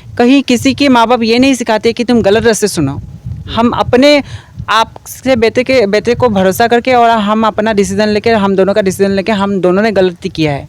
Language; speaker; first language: Hindi; non-native, local second language; Assamese